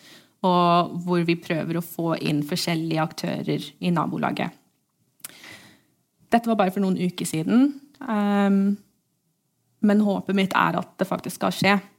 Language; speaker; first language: Norwegian; early bilingual, heritage; English